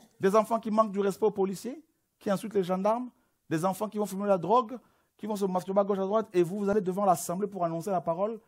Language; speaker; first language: French; non-native, local second language; Lingala